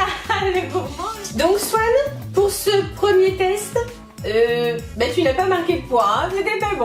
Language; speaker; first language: French; native; French